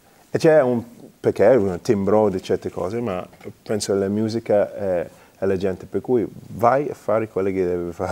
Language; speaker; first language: Italian; non-native, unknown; English